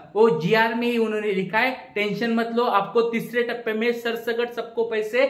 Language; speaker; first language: Hindi; non-native, local second language; Marathi